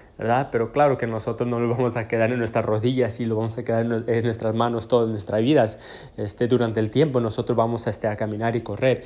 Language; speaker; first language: Spanish; early bilingual, heritage; Spanish